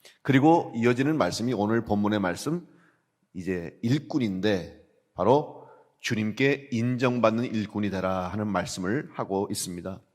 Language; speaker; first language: Korean; native; Korean